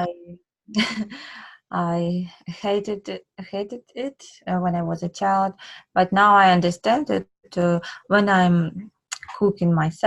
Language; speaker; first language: English; non-native, learner; Russian